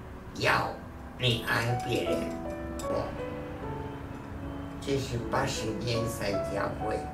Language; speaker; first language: Chinese; non-native, fluent; Spanish